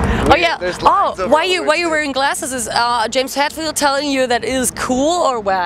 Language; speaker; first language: English; non-native, fluent; German